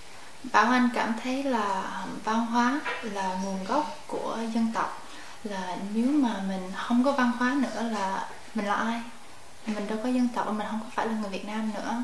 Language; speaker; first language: Vietnamese; early bilingual, heritage; Vietnamese